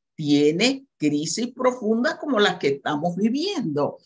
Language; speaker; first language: Spanish; native; Spanish